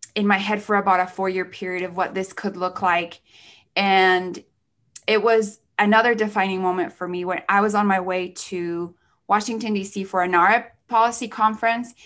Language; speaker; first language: English; early bilingual, other home language; Spanish